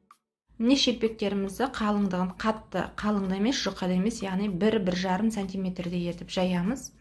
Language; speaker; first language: Kazakh; native; Kazakh